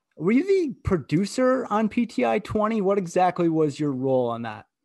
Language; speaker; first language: English; native; English